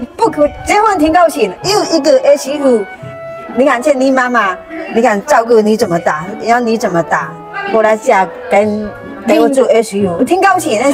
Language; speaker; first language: Chinese; native; Chinese